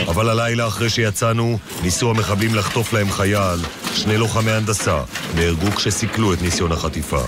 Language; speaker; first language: Hebrew; native; Hebrew